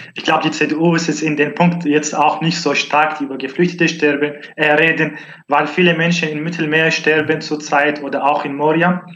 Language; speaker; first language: German; non-native, learner; Arabic